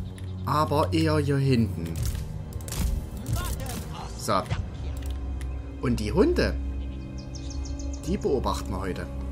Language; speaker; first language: German; native; German